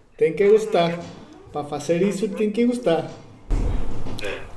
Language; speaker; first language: Portuguese; non-native, learner; Spanish